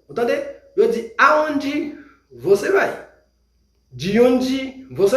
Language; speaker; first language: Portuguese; non-native, fluent; Haitian Creole